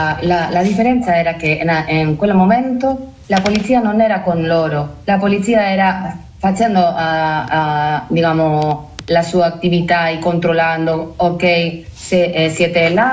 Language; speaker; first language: Italian; non-native, learner; Spanish